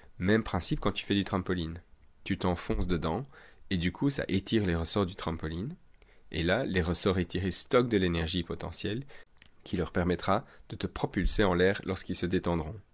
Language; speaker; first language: French; native; French